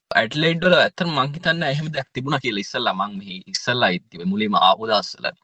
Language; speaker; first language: Sinhala; native; Sinhala